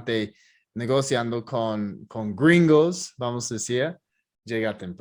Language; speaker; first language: Spanish; non-native, fluent; English